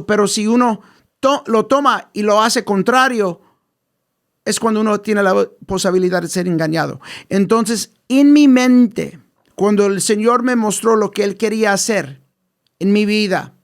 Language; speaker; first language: Spanish; early bilingual, heritage; English